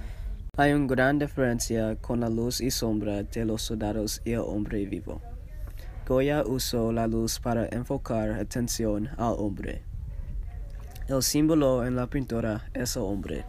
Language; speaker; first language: Spanish; non-native, learner; English